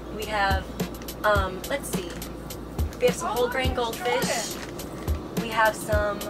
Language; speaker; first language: English; native; English